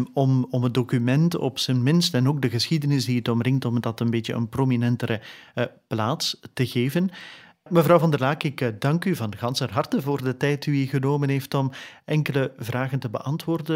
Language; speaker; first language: Dutch; native; Dutch